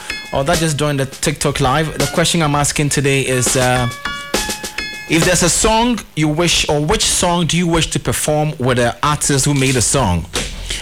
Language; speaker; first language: English; non-native, local second language; Ewe